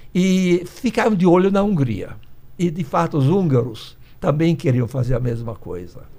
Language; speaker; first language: Portuguese; early bilingual, other home language; Hungarian